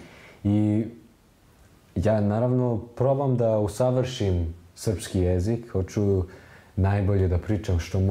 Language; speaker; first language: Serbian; early bilingual, heritage; German